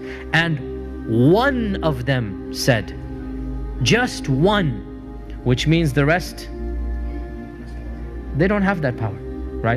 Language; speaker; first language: English; native; English